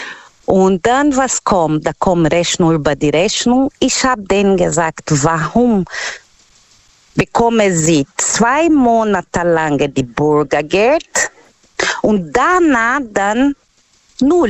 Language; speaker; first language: German; non-native, learner; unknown